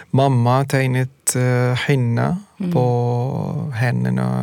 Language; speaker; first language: Norwegian; non-native, fluent; Arabic